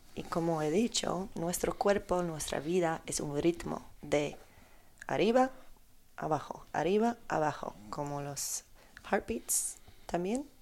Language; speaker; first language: Spanish; non-native, learner; Polish